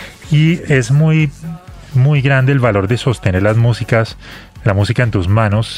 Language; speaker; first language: Spanish; native; Spanish